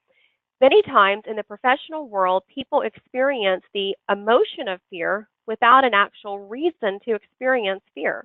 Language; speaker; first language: English; native; English